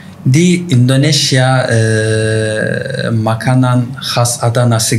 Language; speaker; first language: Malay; non-native, learner; Turkish